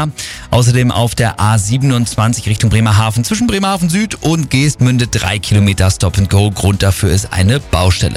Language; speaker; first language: German; native; German